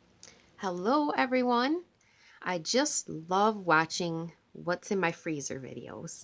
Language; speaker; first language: English; native; English